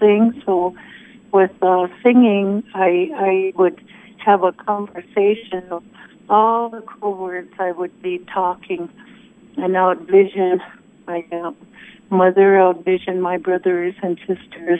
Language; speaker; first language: English; early bilingual, other home language; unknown